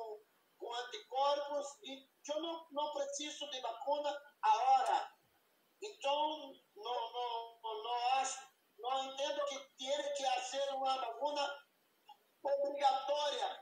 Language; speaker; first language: Spanish; non-native, learner; Portuguese